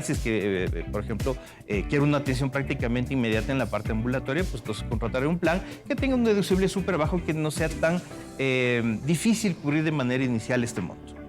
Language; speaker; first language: Spanish; native; Spanish